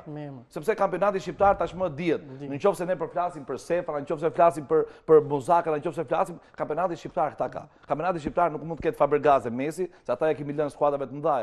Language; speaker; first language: Albanian; native; Albanian